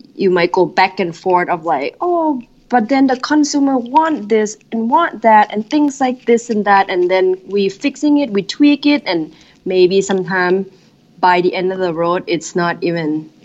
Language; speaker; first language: English; non-native, fluent; Thai